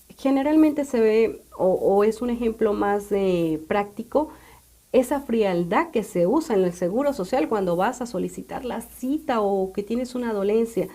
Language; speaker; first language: Spanish; native; Spanish